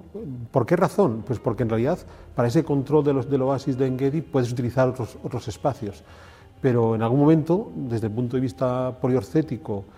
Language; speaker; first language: Spanish; native; Spanish